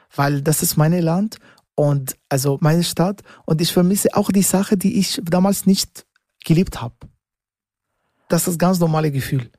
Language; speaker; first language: German; non-native, learner; Arabic